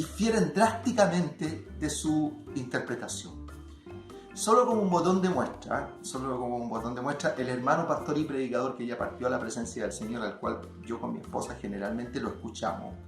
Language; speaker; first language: Spanish; native; Spanish